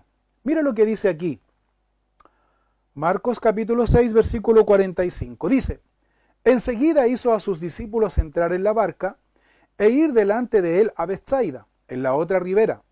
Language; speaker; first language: Spanish; native; Spanish